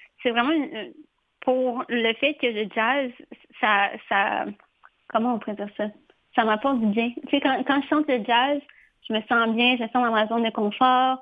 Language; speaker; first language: French; native; French